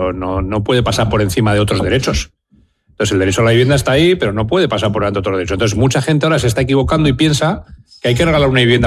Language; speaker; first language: Spanish; native; Spanish